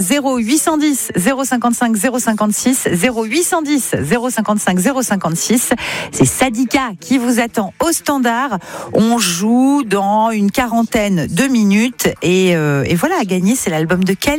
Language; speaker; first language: French; native; French